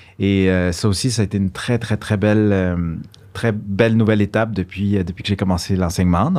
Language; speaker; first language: French; early bilingual, other home language; Spanish